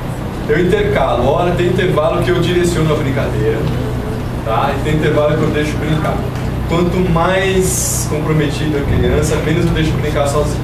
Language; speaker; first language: Portuguese; native; Portuguese